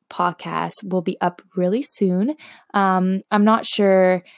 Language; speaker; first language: English; non-native, fluent; Slovak